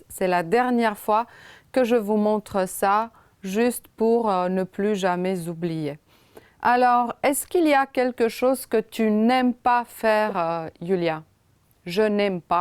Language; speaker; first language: French; non-native, fluent; Romanian